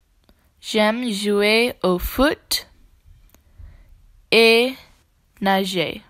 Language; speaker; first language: French; non-native, learner; English